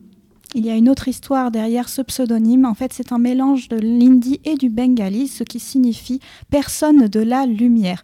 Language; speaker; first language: French; native; French